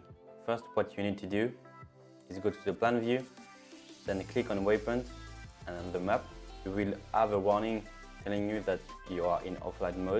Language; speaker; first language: English; non-native, fluent; French